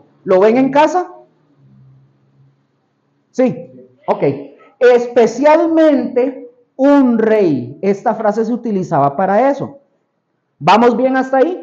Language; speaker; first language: Spanish; native; Spanish